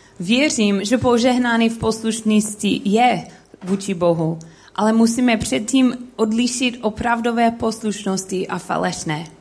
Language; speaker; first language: Czech; non-native, learner; English